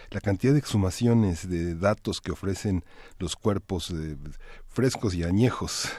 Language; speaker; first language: Spanish; native; Spanish